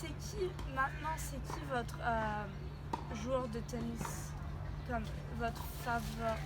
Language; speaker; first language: French; non-native, learner; Turkish